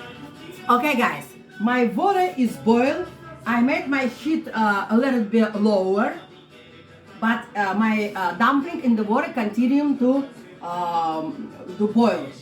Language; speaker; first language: English; non-native, learner; Russian